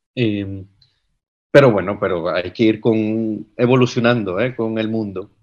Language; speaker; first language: Spanish; native; Spanish